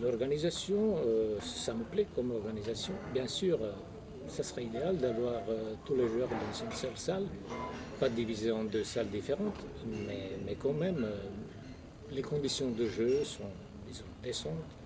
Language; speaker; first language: French; non-native, fluent; Croatian